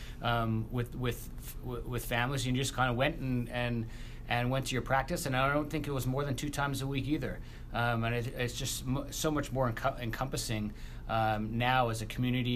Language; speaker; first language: English; native; English